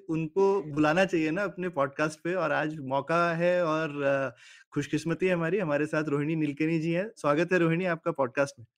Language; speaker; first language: Hindi; native; Hindi